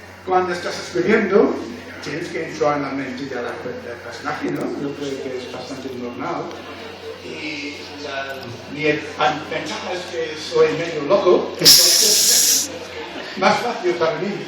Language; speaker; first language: Spanish; non-native, fluent; English